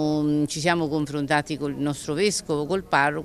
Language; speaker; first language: Italian; native; Italian